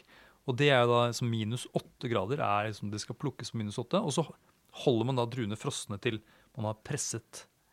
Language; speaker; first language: Norwegian; native; Norwegian